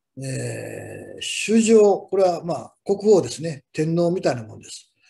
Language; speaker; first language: Japanese; native; Japanese